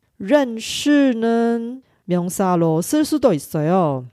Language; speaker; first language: Korean; non-native, fluent; Chinese